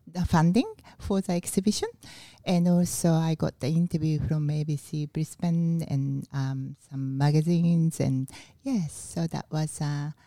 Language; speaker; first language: English; non-native, learner; Japanese